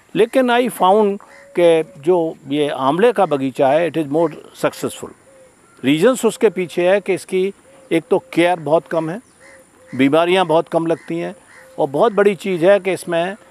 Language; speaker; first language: Hindi; native; Hindi